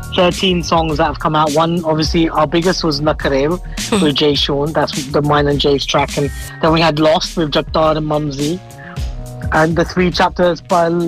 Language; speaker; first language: English; native; English